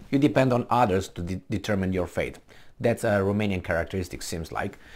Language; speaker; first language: English; non-native, fluent; Romanian